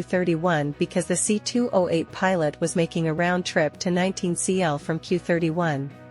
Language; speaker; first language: English; native; English